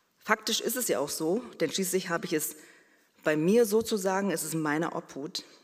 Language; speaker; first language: German; early bilingual, other home language; Korean